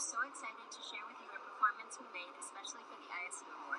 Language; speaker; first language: English; native; English